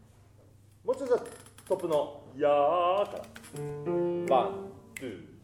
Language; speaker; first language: Japanese; native; Japanese